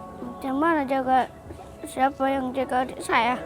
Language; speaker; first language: Indonesian; non-native, local second language; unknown